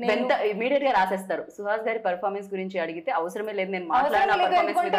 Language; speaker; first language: Telugu; native; Telugu